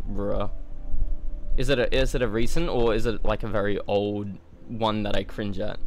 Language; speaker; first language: English; native; English